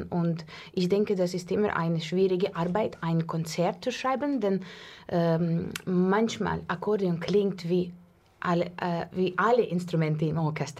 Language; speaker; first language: German; non-native, learner; Russian